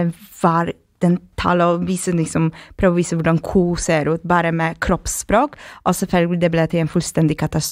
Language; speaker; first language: Norwegian; non-native, fluent; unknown